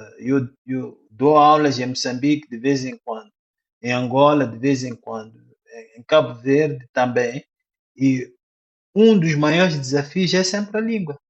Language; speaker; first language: Portuguese; non-native, local second language; Tsonga